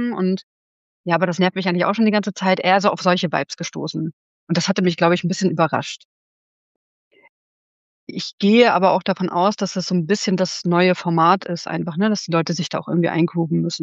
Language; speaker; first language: German; native; German